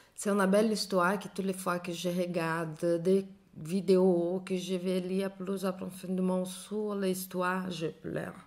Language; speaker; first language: French; non-native, learner; Portuguese